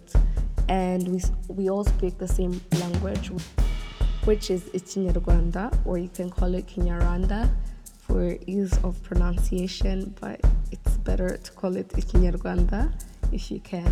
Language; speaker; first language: English; non-native, local second language; Kinyarwanda